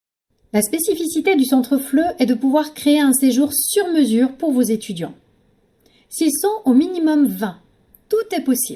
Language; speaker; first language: French; native; French